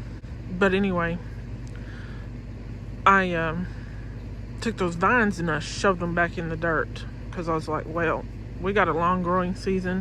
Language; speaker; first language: English; native; English